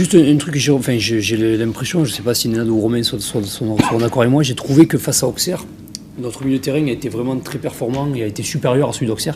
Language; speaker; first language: French; native; French